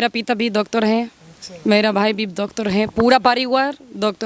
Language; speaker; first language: Hindi; non-native, learner; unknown